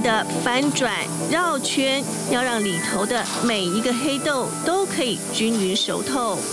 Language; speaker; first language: Chinese; native; Chinese